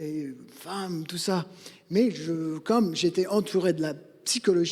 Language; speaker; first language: French; non-native, fluent; English